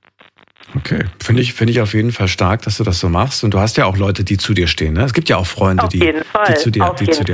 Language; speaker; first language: German; native; German